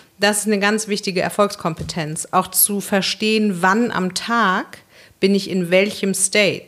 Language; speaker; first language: German; native; German